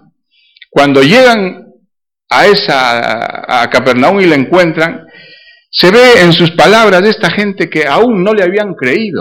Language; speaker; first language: Spanish; native; Spanish